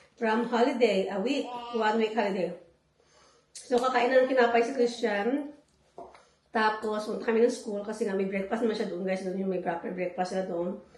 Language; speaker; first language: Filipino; non-native, local second language; Hiligaynon